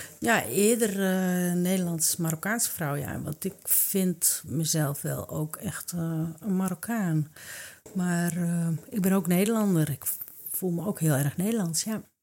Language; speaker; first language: Dutch; early bilingual, other home language; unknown